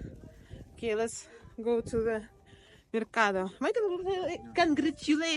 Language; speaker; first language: English; non-native, learner; Russian